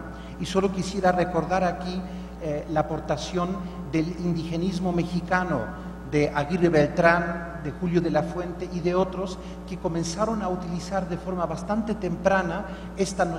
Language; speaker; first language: Spanish; non-native, fluent; German